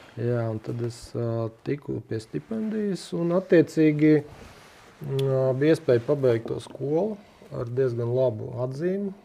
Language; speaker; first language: Latvian; native; Latvian